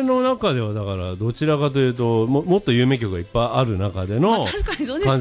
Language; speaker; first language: Japanese; native; Japanese